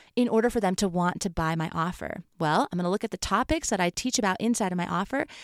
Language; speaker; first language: English; native; English